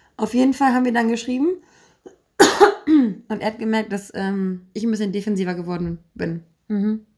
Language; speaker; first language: German; native; German